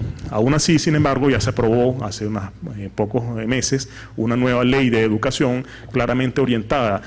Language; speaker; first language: Spanish; native; Spanish